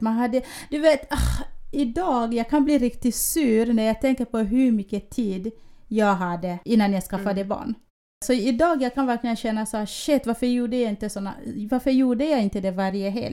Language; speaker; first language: Swedish; early bilingual, other home language; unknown